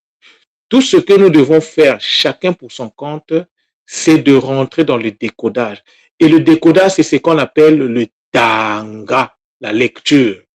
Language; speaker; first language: French; non-native, local second language; Kongo